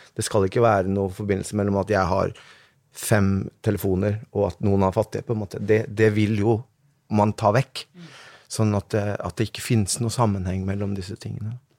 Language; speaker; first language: Norwegian; early bilingual, other home language; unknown